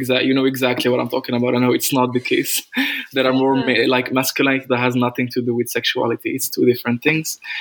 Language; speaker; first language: English; non-native, fluent; Arabic